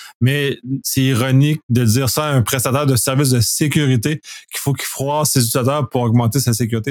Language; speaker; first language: French; native; French